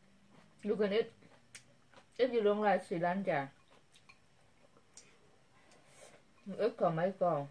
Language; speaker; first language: English; non-native, learner; Vietnamese